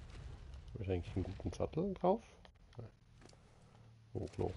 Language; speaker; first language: German; native; German